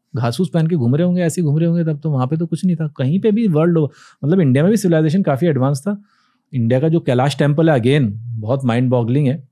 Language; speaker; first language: Hindi; native; Hindi